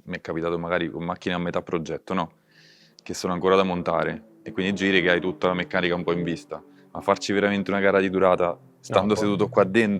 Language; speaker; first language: Italian; native; Italian